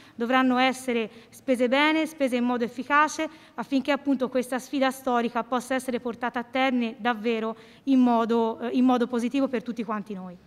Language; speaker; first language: Italian; native; Italian